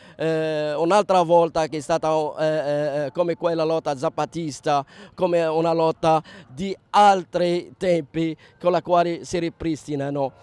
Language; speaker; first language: Italian; non-native, fluent; Arabic